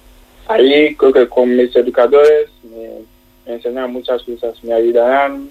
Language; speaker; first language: Spanish; non-native, learner; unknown